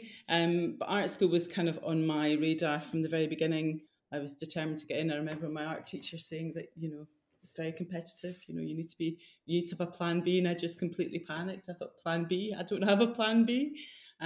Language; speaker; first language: English; native; English